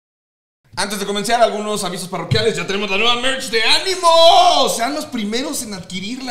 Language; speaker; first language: Spanish; native; Spanish